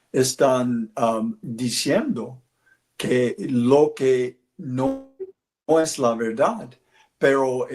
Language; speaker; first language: Spanish; non-native, learner; English